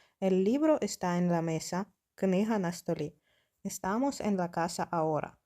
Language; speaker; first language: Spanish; non-native, fluent; Ukrainian